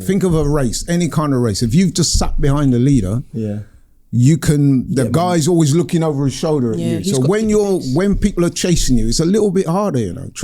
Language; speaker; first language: English; native; English